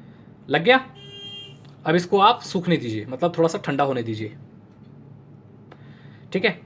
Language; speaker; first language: Hindi; native; Hindi